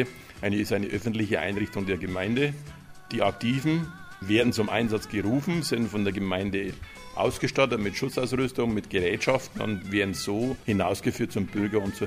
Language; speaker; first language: German; native; German